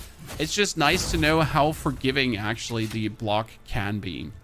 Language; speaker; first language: English; non-native, fluent; German